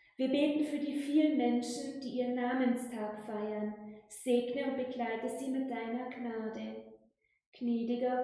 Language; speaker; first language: German; native; German